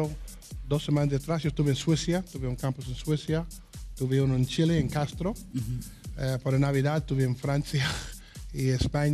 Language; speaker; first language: Spanish; non-native, learner; English